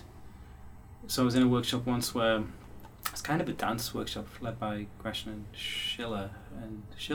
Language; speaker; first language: English; native; English